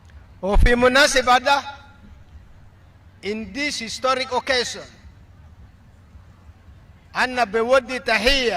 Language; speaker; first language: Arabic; non-native, local second language; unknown